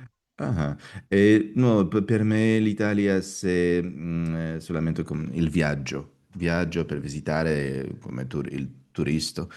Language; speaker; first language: Italian; non-native, learner; Russian